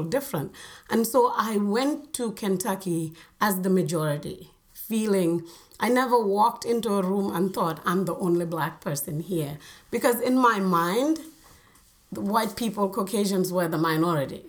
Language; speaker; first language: English; non-native, local second language; Wolof